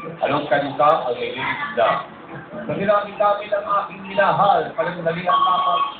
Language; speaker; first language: Filipino; native; Filipino